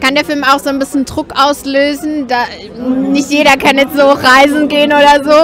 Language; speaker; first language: German; native; German